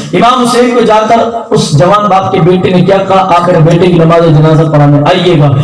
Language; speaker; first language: Urdu; non-native, local second language; Gujarati